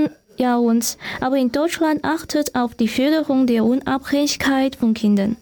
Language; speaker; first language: German; non-native, learner; Chinese